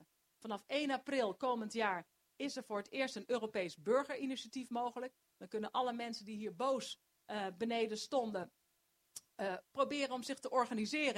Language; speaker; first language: Dutch; native; Dutch